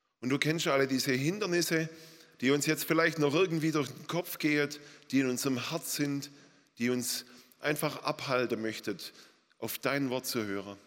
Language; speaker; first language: German; native; German